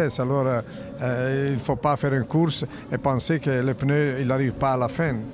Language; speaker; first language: French; non-native, fluent; Italian